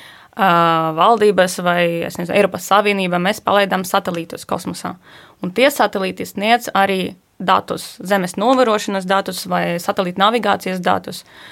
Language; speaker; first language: Latvian; non-native, fluent; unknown